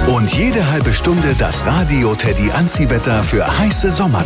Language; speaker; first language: German; native; German